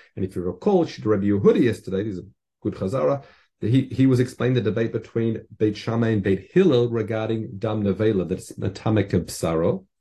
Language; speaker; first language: English; native; English